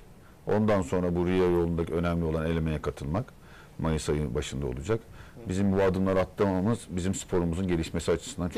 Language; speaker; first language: Turkish; native; Turkish